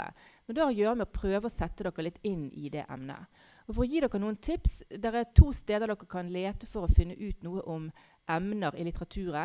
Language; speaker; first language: Norwegian; native; Norwegian